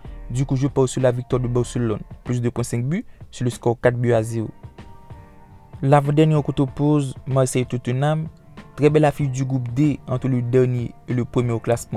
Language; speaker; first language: French; native; French